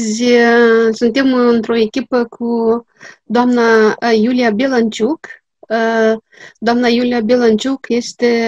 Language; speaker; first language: Romanian; non-native, local second language; Gagauz